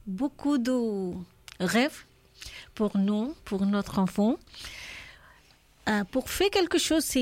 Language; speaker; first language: French; non-native, learner; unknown